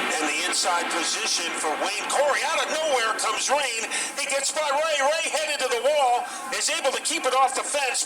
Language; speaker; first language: English; native; English